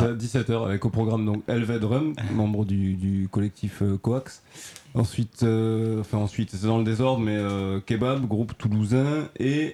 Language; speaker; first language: French; native; French